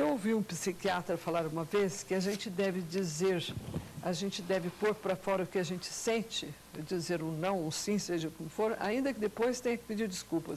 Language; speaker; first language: Portuguese; native; Portuguese